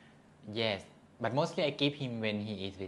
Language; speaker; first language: English; non-native, learner; Thai